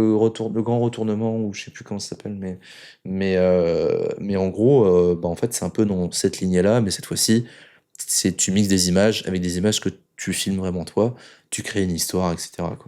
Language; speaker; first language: French; native; French